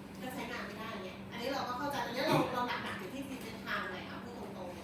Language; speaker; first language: Thai; native; Thai